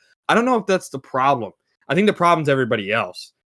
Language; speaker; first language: English; native; English